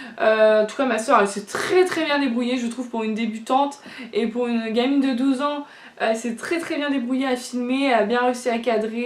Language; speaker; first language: French; native; French